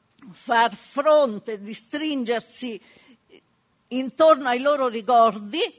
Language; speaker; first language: Italian; native; Italian